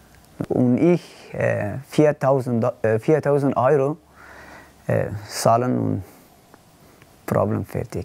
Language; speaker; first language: German; non-native, learner; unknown